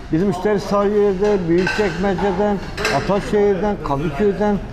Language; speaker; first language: Turkish; native; Turkish